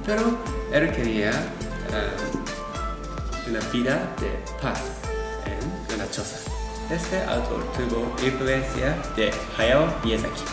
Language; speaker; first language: Spanish; non-native, learner; Japanese